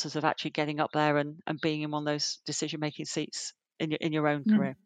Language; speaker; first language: English; native; English